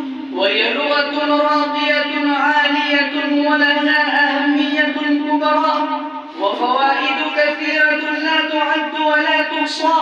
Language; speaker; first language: Arabic; non-native, learner; Urdu